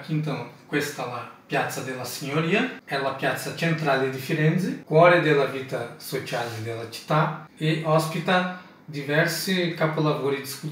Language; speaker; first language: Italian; non-native, fluent; Portuguese